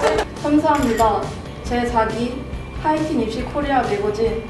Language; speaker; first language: Korean; native; Korean